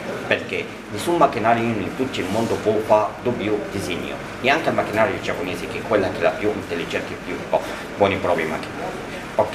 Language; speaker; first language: Italian; non-native, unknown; Arabic